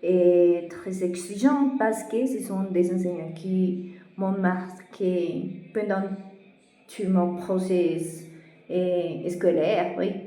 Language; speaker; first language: French; non-native, fluent; Spanish